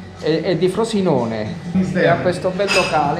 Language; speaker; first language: Italian; native; Italian